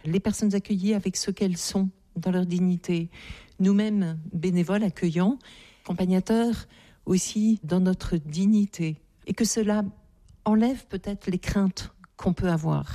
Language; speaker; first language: French; native; French